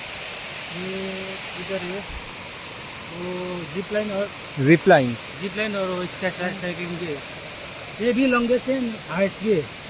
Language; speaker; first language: Hindi; non-native, local second language; Nepali